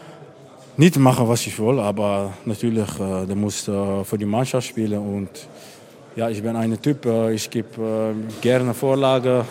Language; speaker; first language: German; non-native, fluent; Dutch